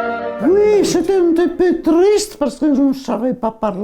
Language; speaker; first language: French; non-native, learner; Italian